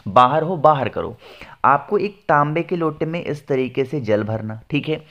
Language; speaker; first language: Hindi; native; Hindi